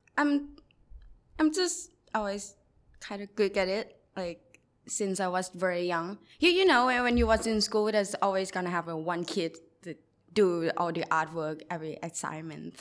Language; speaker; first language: English; non-native, learner; Thai